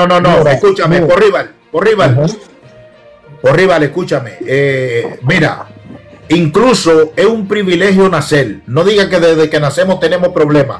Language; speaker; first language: Spanish; native; Spanish